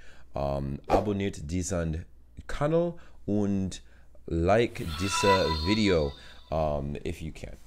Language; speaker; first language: German; non-native, learner; English